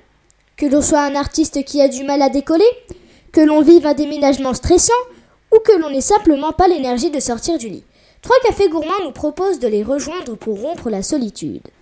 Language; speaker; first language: French; native; French